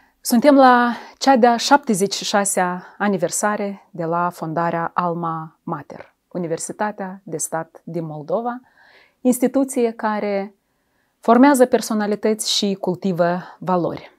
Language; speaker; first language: Romanian; native; Romanian